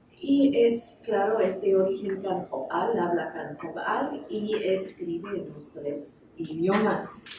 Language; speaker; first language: Spanish; non-native, fluent; English